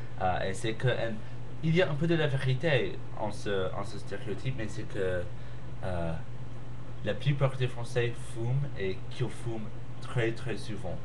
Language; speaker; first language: French; non-native, learner; English